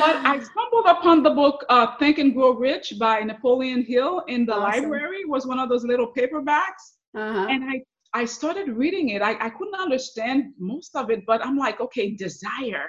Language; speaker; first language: English; non-native, fluent; Haitian Creole